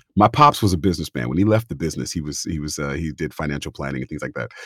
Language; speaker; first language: English; native; English